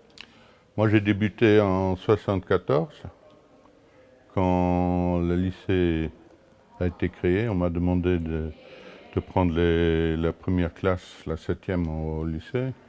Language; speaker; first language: French; non-native, local second language; Luxembourgish